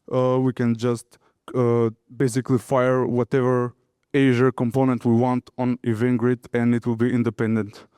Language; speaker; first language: English; non-native, fluent; Macedonian